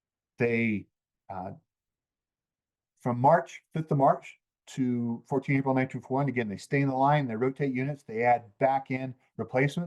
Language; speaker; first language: English; native; English